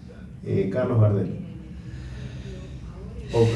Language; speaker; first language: Spanish; native; Spanish